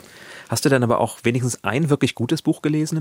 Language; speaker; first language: German; native; German